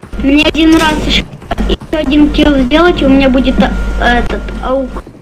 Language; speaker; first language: Russian; native; Russian